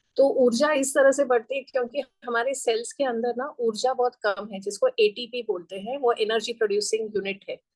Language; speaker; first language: Hindi; non-native, local second language; Gujarati